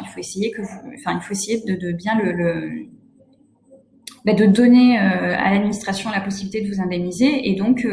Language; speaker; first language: French; native; French